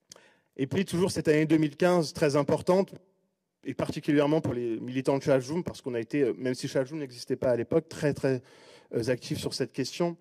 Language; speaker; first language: French; native; French